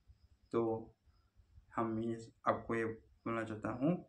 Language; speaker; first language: Hindi; non-native, local second language; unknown